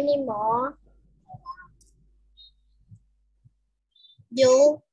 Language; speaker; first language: English; non-native, learner; Vietnamese